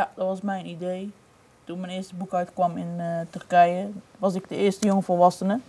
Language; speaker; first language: Dutch; early bilingual, other home language; Turkish